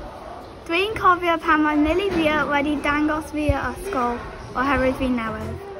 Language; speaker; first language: Welsh; non-native, local second language; English